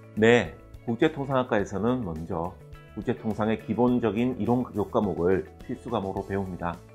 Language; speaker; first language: Korean; native; Korean